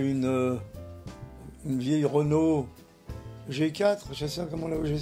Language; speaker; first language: French; native; French